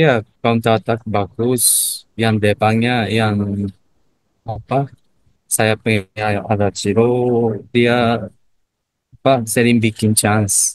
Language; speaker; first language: Indonesian; non-native, learner; Japanese